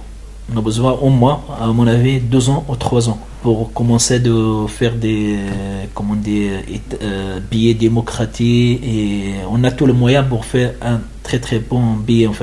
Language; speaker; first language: French; non-native, learner; Arabic